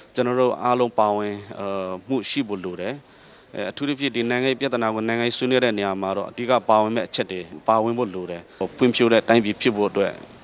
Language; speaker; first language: Burmese; non-native, local second language; Shwe Palaung